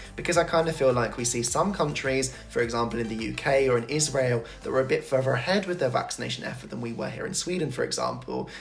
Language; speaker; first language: English; native; English